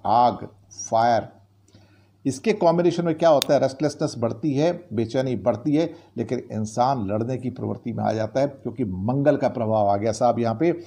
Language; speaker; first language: Hindi; native; Hindi